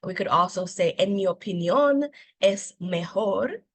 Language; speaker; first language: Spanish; non-native, fluent; English